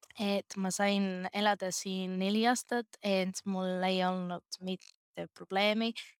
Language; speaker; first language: Estonian; non-native, learner; Greek